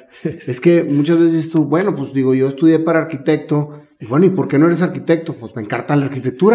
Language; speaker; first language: Spanish; native; Spanish